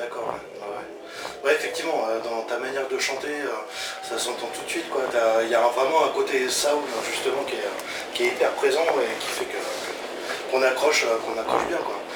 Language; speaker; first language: French; native; French